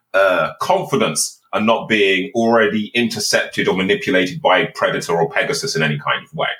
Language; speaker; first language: English; native; English